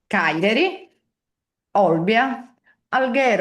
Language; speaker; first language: Italian; non-native, learner; Portuguese